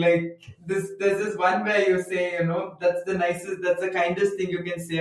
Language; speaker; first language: English; non-native, local second language; Tamil